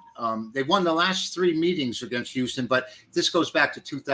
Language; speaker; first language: English; native; English